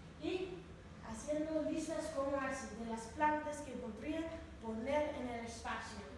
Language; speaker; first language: Spanish; non-native, learner; English